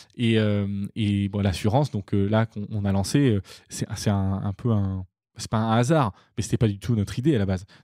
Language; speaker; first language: French; native; French